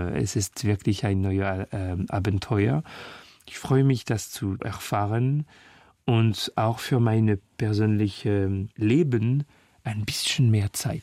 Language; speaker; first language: German; non-native, learner; French